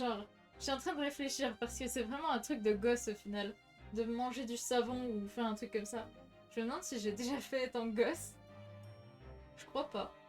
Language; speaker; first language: French; native; French